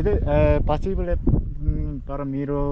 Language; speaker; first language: Spanish; non-native, learner; Korean